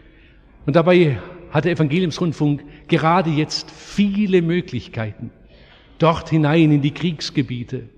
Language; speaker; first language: German; native; German